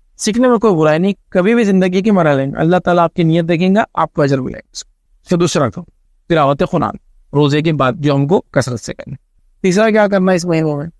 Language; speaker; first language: Urdu; native; Urdu